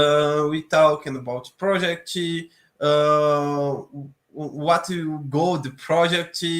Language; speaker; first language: English; non-native, learner; Portuguese